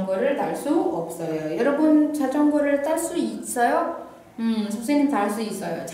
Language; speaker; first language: Korean; non-native, fluent; Indonesian